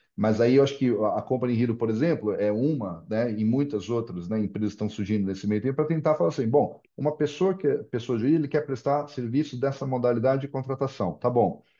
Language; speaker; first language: Portuguese; native; Portuguese